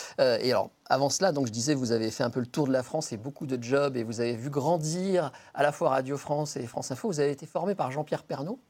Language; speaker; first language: French; native; French